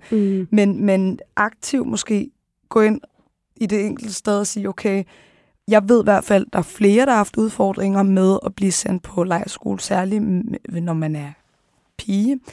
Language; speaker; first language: Danish; early bilingual, other home language; Arabic